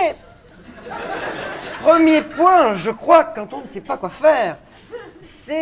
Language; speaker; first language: French; native; French